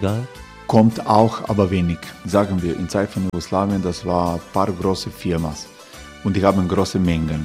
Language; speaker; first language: German; non-native, learner; Croatian